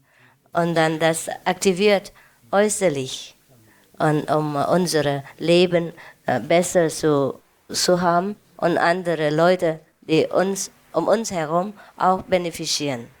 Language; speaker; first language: German; non-native, learner; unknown